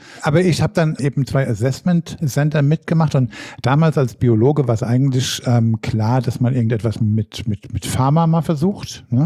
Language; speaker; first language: German; native; German